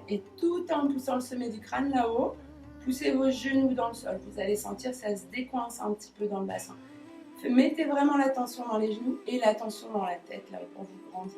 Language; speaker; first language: French; native; French